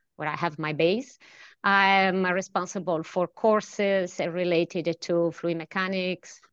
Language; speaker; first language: English; non-native, fluent; Italian